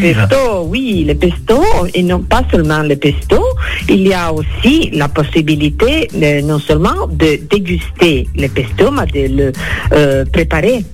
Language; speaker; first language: French; non-native, fluent; Italian